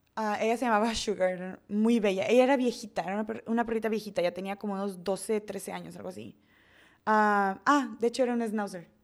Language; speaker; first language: Spanish; early bilingual, heritage; Spanish